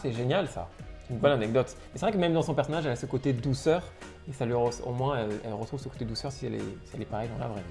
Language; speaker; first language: French; native; French